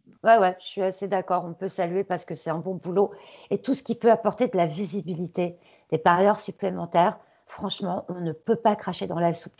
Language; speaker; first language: French; native; French